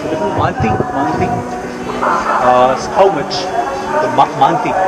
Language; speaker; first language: English; non-native, learner; Hindi